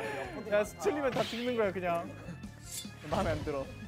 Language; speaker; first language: Korean; native; Korean